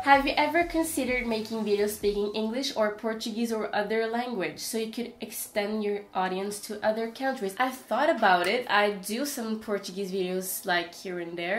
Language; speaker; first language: English; non-native, fluent; Portuguese